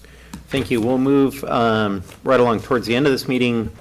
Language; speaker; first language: English; native; English